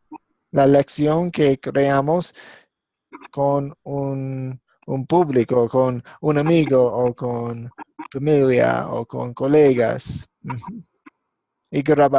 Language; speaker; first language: Spanish; non-native, fluent; English